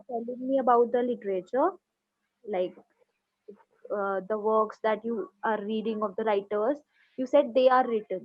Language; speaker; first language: English; non-native, local second language; Hindi